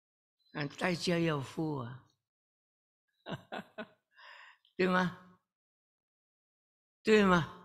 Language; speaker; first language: Chinese; early bilingual, heritage; Chinese